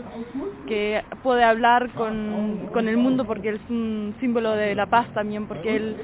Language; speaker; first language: Spanish; non-native, fluent; German